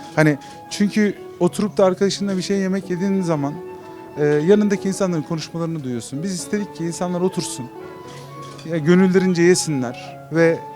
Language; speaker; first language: Turkish; native; Turkish